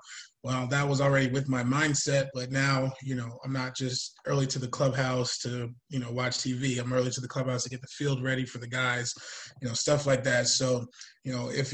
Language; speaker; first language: English; native; English